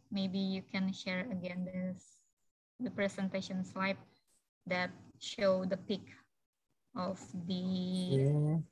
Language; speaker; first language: English; non-native, fluent; Indonesian